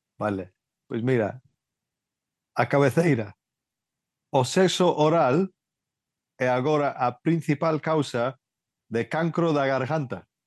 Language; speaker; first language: Galician; early bilingual, heritage; Galician